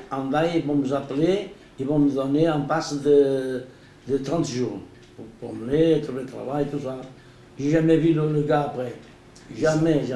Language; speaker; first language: French; non-native, learner; Portuguese